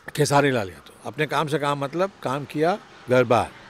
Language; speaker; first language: Hindi; native; Hindi